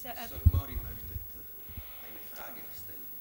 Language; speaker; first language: German; non-native, fluent; Italian